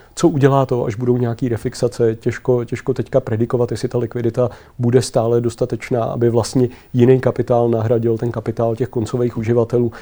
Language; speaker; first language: Czech; native; Czech